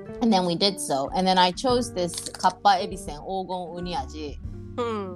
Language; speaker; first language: English; non-native, fluent; Japanese